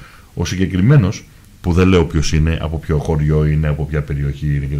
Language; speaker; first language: Greek; native; Greek